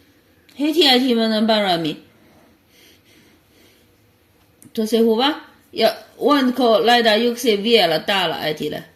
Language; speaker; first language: Finnish; non-native, learner; Chinese